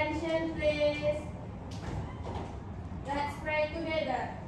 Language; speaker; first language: English; non-native, learner; Indonesian